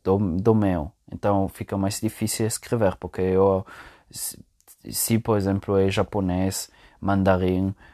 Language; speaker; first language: Portuguese; non-native, fluent; Italian